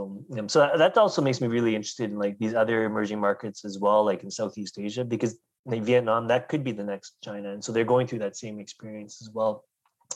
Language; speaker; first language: English; native; English